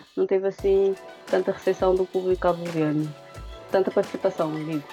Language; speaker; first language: Portuguese; non-native, local second language; Kabuverdianu